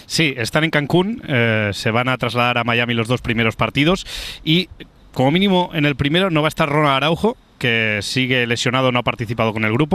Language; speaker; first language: Spanish; native; Spanish